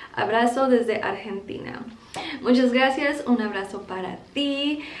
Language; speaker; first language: Spanish; early bilingual, heritage; Spanish